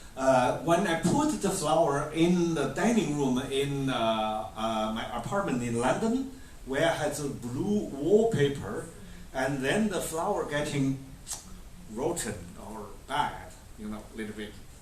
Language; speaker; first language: English; non-native, fluent; Chinese